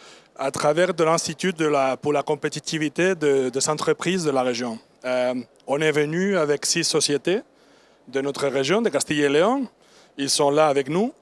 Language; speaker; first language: French; non-native, learner; Spanish